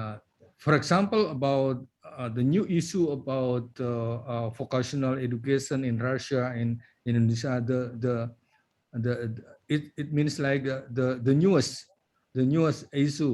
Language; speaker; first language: English; non-native, learner; Indonesian